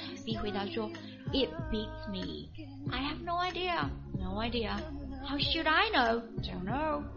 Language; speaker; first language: English; non-native, fluent; Chinese